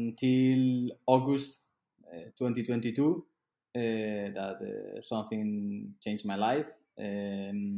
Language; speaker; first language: English; non-native, fluent; Spanish